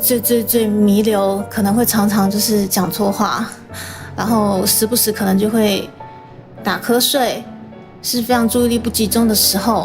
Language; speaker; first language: Chinese; native; Chinese